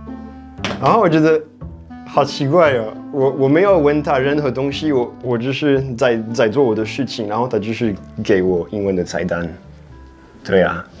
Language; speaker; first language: Chinese; non-native, fluent; French